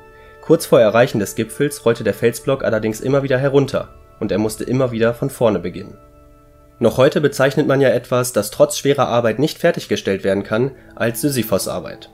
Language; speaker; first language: German; native; German